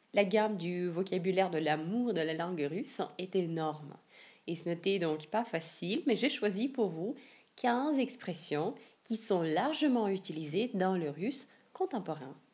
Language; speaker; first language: French; non-native, fluent; Russian